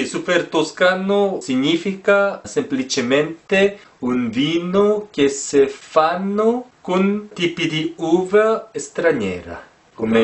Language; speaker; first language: Italian; non-native, learner; Korean